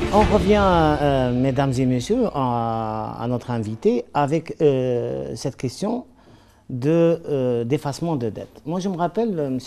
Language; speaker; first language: French; non-native, local second language; Arabic